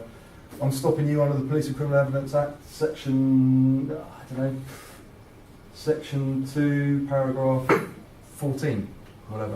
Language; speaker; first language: English; native; English